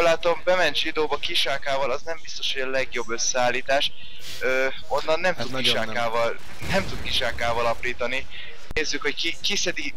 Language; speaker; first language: Hungarian; native; Hungarian